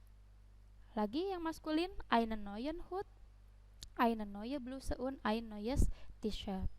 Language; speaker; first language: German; non-native, fluent; Indonesian